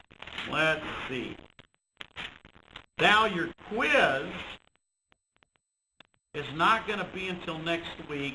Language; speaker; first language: English; native; English